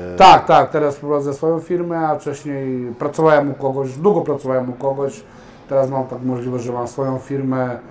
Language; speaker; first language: Polish; early bilingual, heritage; Serbian